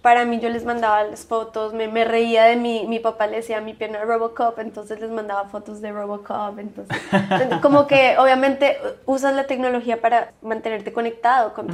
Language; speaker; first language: Spanish; early bilingual, heritage; Spanish